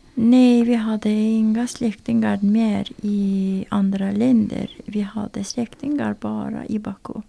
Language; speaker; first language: Swedish; non-native, learner; Azerbaijani